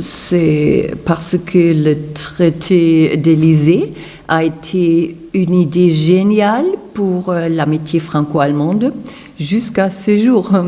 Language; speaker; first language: French; non-native, fluent; German